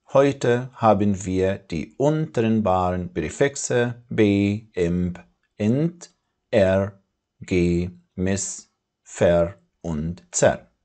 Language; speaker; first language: German; non-native, fluent; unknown